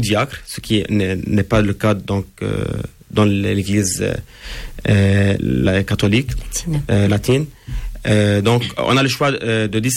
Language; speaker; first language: French; non-native, local second language; Arabic